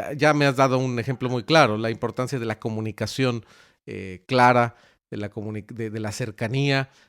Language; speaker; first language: Spanish; native; Spanish